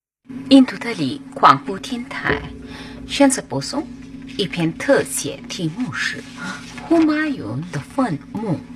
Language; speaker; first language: Chinese; non-native, learner; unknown